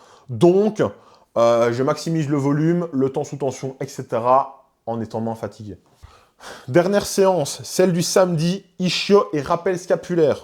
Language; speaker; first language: French; native; French